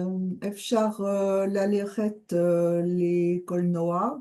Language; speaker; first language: Hebrew; non-native, learner; French